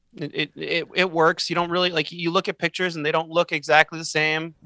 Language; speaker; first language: English; native; English